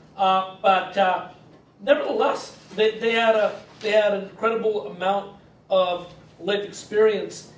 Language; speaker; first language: English; native; English